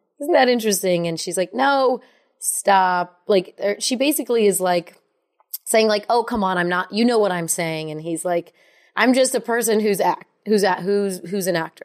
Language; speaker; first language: English; native; English